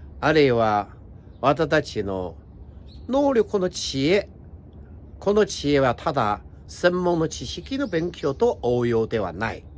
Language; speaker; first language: Japanese; non-native, fluent; Chinese